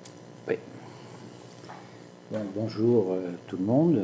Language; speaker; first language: French; native; French